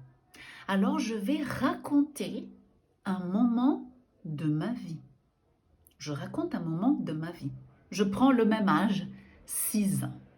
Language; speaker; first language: French; non-native, fluent; Portuguese